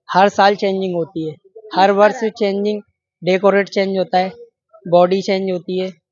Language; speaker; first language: Hindi; native; Hindi